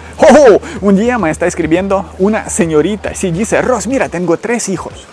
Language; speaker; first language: Spanish; non-native, fluent; Ukrainian